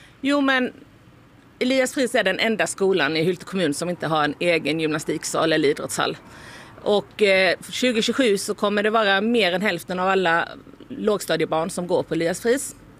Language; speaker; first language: Swedish; native; Swedish